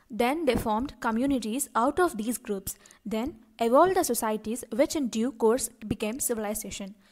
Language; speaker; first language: English; non-native, local second language; Tamil